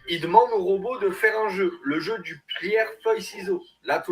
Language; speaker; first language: French; native; French